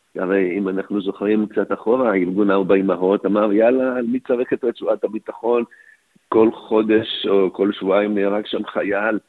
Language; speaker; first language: Hebrew; native; Hebrew